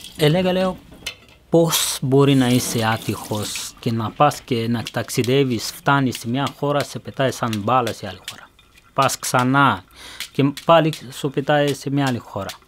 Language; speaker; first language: Greek; non-native, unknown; Persian